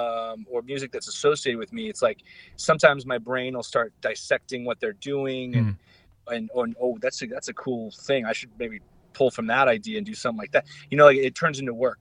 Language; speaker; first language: English; native; English